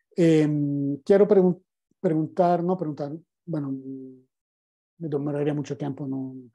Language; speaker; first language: Spanish; non-native, fluent; Italian